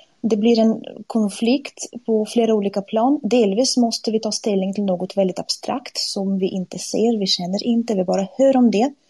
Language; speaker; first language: Swedish; non-native, fluent; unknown